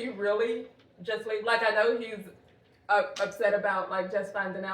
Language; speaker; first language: English; native; English